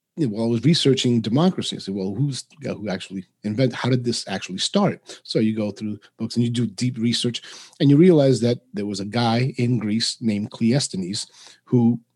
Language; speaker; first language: English; early bilingual, other home language; Spanish